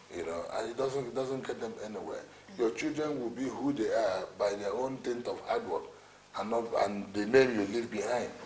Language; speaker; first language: English; non-native, local second language; Igbo